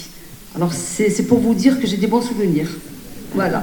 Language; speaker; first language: French; native; French